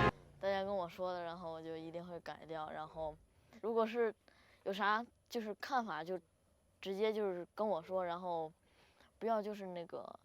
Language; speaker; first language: Chinese; native; Chinese